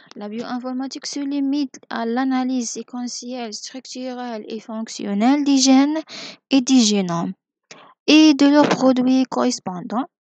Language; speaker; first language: French; non-native, local second language; Arabic